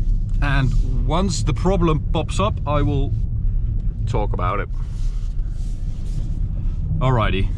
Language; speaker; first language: English; non-native, fluent; Dutch